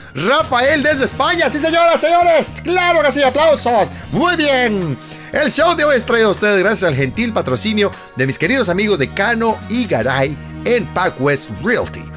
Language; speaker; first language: Spanish; native; Spanish